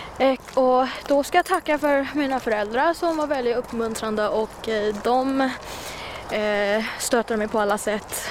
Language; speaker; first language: Swedish; non-native, fluent; Chinese